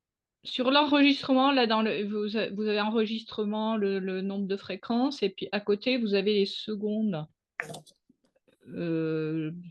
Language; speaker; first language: French; native; French